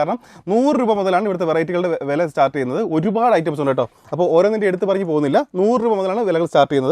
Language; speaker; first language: Malayalam; native; Malayalam